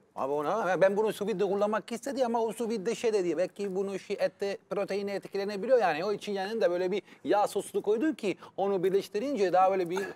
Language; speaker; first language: Turkish; non-native, fluent; Italian